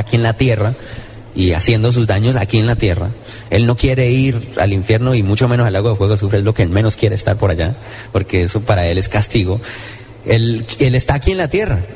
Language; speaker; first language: Spanish; native; Spanish